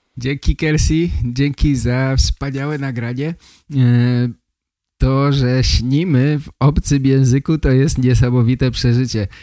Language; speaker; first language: Polish; native; Polish